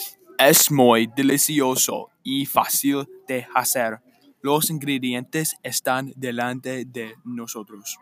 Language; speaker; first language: Spanish; non-native, learner; English